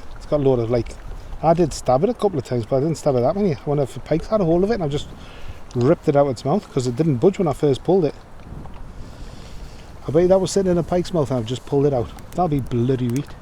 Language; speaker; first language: English; native; English